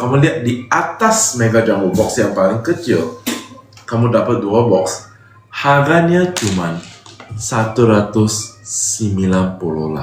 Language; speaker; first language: Indonesian; non-native, fluent; English